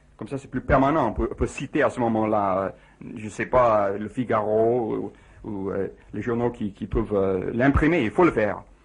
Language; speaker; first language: French; non-native, fluent; English